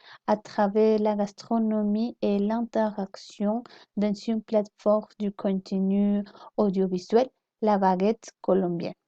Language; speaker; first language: French; non-native, learner; Spanish